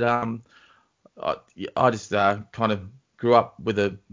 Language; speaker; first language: English; native; English